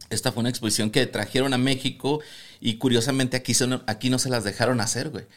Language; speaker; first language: Spanish; native; Spanish